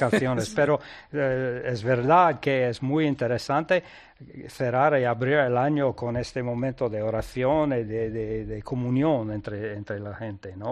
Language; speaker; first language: Spanish; non-native, fluent; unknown